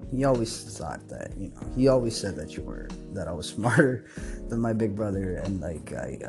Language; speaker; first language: English; non-native, local second language; Nepali